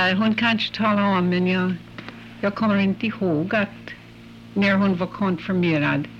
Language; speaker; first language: Swedish; early bilingual, heritage; English